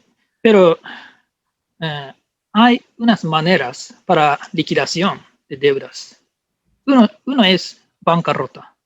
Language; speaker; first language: Spanish; non-native, learner; Japanese